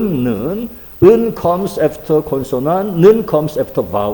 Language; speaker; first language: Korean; non-native, fluent; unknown